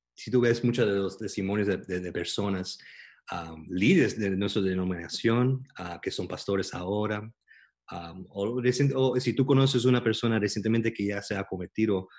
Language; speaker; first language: Spanish; early bilingual, heritage; Spanish